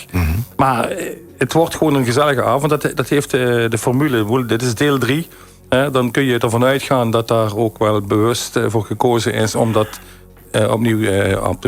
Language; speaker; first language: Dutch; native; Dutch